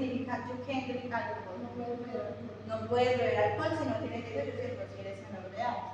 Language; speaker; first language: Spanish; non-native, fluent; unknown